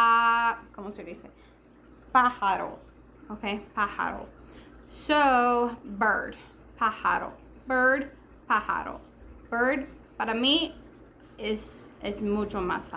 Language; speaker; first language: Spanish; non-native, learner; English